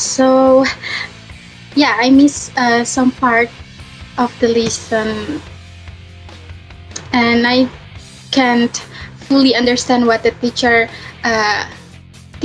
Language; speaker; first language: English; non-native, learner; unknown